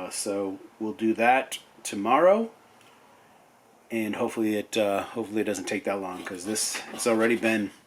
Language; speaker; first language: English; native; English